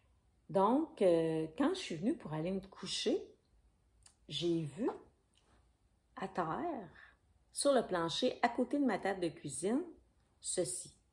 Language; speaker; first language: French; native; French